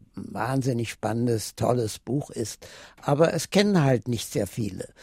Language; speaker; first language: German; native; German